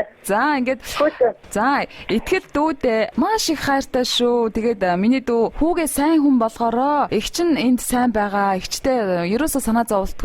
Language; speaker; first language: Mongolian; native; Mongolian